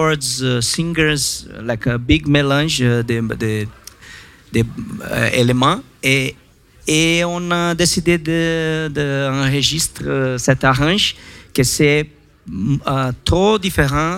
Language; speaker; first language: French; non-native, learner; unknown